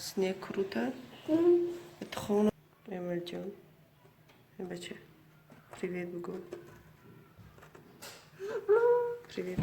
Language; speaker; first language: Russian; non-native, learner; Tajik